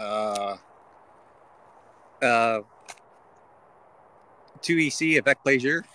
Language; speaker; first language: French; non-native, learner; English